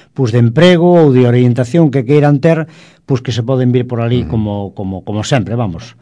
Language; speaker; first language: Galician; non-native, local second language; Spanish